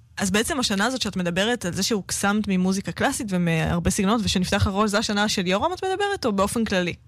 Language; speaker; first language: Hebrew; native; Hebrew